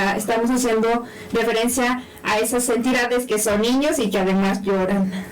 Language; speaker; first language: Spanish; non-native, local second language; Nahuatl languages